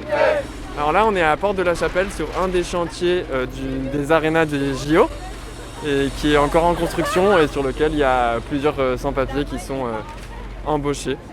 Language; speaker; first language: French; native; French